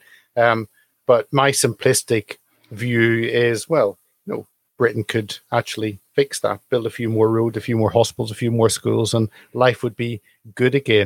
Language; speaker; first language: English; native; English